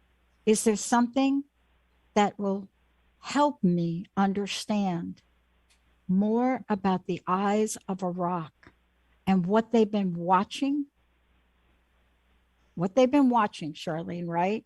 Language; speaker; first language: English; native; English